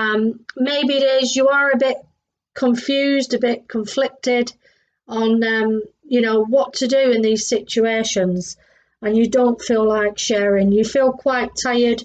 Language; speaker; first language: English; native; English